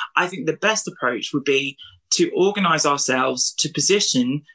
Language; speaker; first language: English; native; English